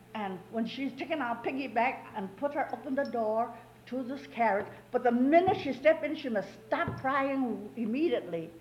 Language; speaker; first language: English; early bilingual, other home language; Chinese